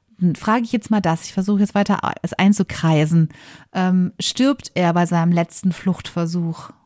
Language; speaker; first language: German; native; German